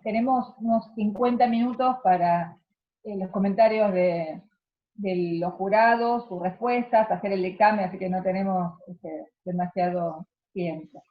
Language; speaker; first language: Spanish; native; Spanish